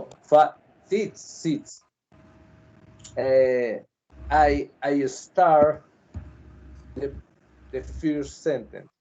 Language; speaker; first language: English; non-native, learner; Spanish